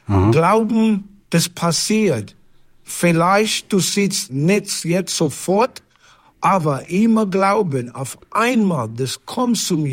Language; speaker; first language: German; non-native, fluent; English